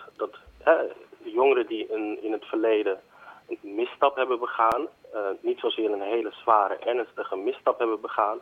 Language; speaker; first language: Dutch; native; Dutch